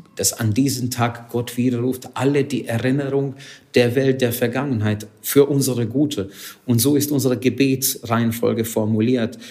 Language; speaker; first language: German; non-native, fluent; Hungarian